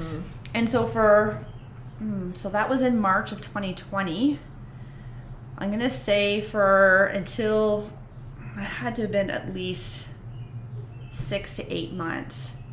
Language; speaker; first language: English; native; English